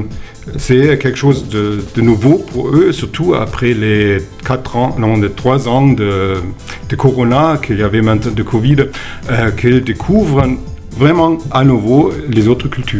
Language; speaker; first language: French; non-native, fluent; German